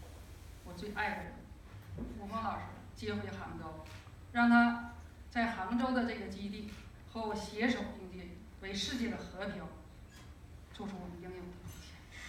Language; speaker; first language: Chinese; native; Chinese